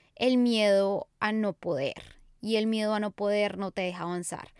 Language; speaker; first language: English; non-native, fluent; Spanish